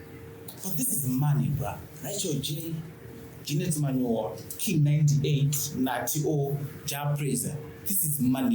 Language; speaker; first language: English; non-native, local second language; Shona